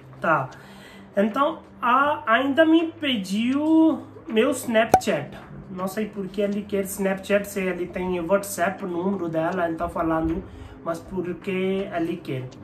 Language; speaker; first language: Portuguese; non-native, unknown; Hindi